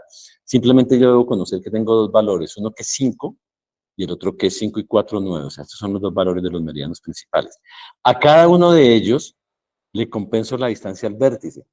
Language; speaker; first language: Spanish; native; Spanish